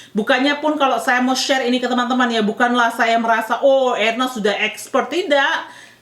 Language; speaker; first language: Indonesian; native; Indonesian